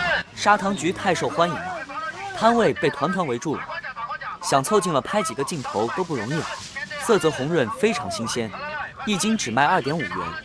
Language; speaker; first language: Chinese; native; Chinese